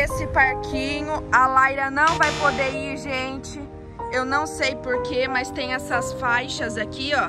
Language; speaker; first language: Portuguese; native; Portuguese